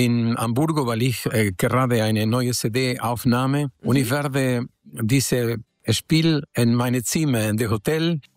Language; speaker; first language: German; non-native, learner; Spanish